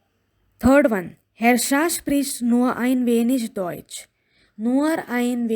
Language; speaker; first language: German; non-native, fluent; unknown